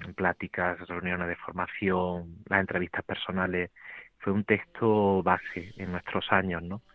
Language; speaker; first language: Spanish; native; Spanish